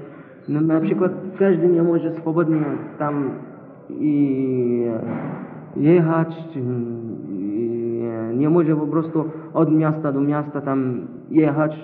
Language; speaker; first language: Polish; non-native, fluent; Arabic